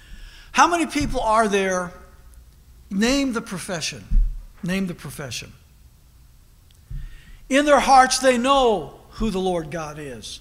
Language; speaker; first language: English; native; English